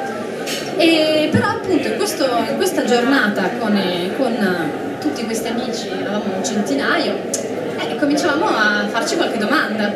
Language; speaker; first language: Italian; native; Italian